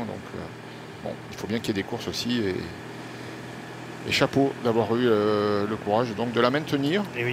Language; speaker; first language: French; native; French